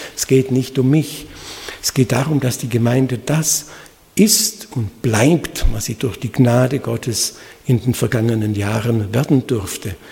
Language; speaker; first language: German; native; German